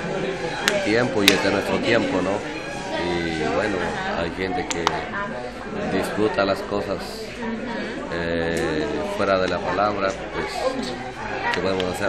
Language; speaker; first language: Spanish; native; Spanish